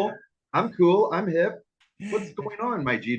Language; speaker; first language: English; native; English